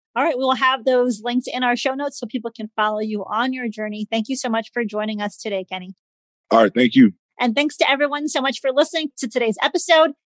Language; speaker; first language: English; native; English